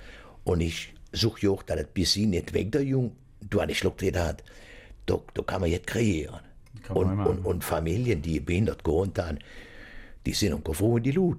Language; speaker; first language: German; native; German